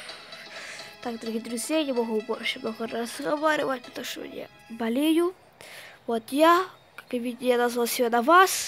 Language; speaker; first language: Russian; non-native, fluent; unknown